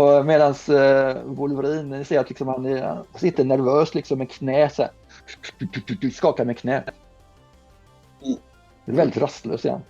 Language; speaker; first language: Swedish; native; Swedish